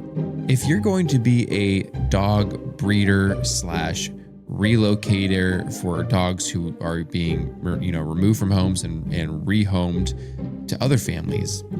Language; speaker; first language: English; native; English